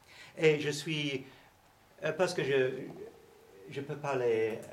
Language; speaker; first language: French; non-native, learner; English